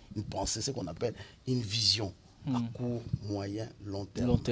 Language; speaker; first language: French; non-native, local second language; Lingala